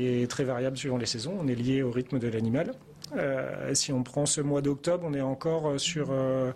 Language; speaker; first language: French; native; French